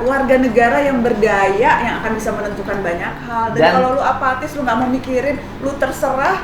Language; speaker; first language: Indonesian; native; Indonesian